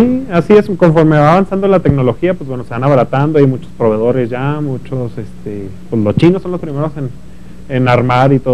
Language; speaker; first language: Spanish; native; Spanish